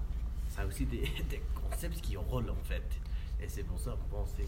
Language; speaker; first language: French; non-native, learner; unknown